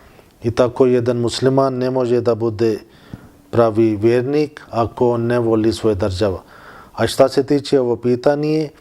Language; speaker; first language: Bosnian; non-native, learner; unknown